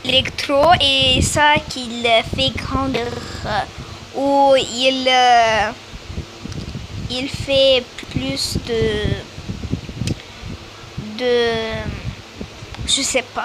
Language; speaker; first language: French; non-native, learner; Arabic